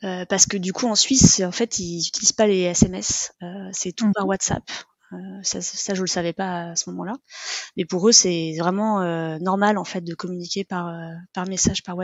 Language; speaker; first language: French; native; French